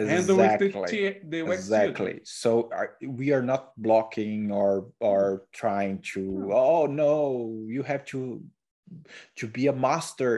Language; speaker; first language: English; non-native, learner; Portuguese